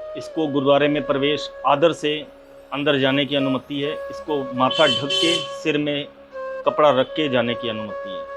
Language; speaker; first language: Hindi; native; Hindi